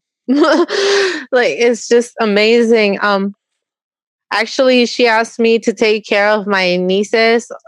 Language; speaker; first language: English; early bilingual, other home language; Spanish